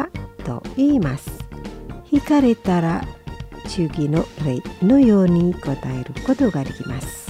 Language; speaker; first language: Japanese; non-native, fluent; Indonesian